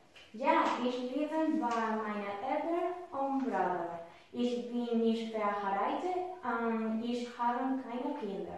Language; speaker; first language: German; non-native, learner; Spanish